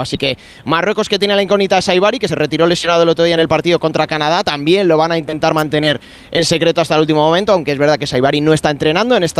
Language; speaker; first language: Spanish; native; Spanish